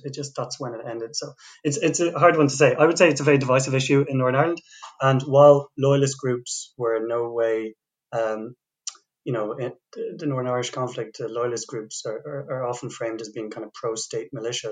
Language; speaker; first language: English; native; English